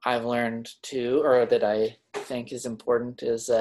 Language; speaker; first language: English; native; English